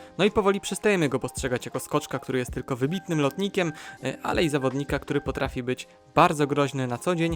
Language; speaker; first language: Polish; native; Polish